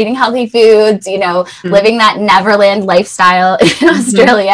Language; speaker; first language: English; native; English